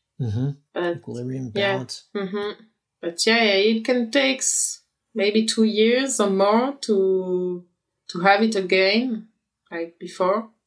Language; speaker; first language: English; non-native, fluent; French